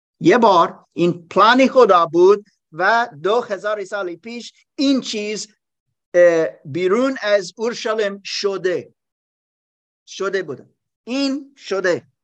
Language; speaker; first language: Persian; non-native, learner; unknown